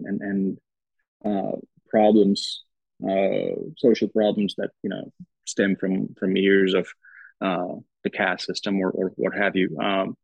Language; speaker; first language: English; non-native, local second language; Gujarati